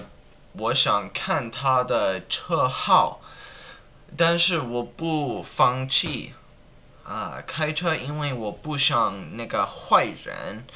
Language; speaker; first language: Chinese; non-native, learner; English